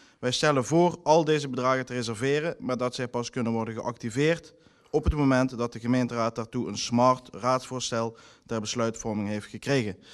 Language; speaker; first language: Dutch; native; Dutch